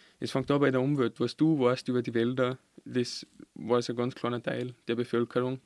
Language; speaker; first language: German; early bilingual, other home language; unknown